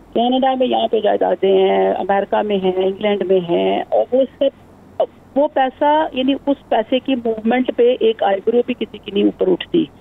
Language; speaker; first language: Urdu; non-native, local second language; Punjabi